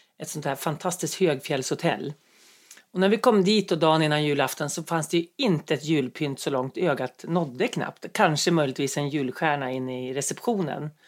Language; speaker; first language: Swedish; native; Swedish